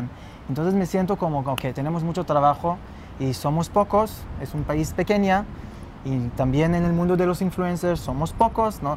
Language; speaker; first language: Spanish; non-native, fluent; Hebrew